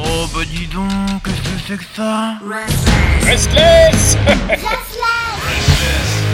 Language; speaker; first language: French; native; French